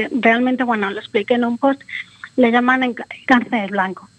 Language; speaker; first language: Spanish; native; Spanish